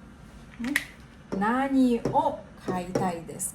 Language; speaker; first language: Japanese; non-native, fluent; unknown